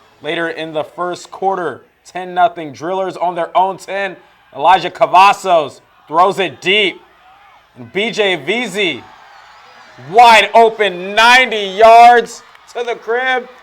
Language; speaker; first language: English; native; English